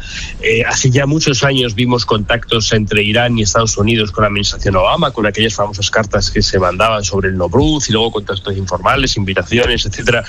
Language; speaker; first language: Spanish; native; Spanish